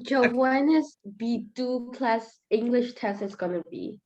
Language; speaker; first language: English; non-native, fluent; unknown